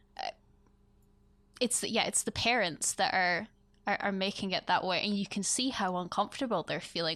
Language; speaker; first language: English; native; English